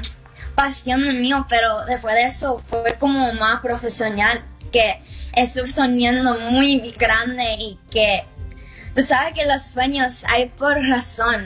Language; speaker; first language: Spanish; early bilingual, heritage; Spanish